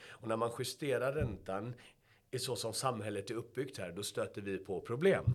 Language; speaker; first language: Swedish; early bilingual, other home language; Persian